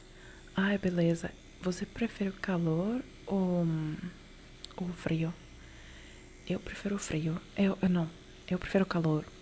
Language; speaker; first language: Portuguese; non-native, learner; Italian